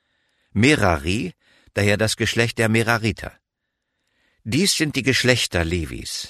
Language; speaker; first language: German; native; German